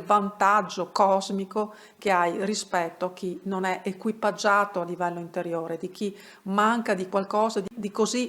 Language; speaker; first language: Italian; native; Italian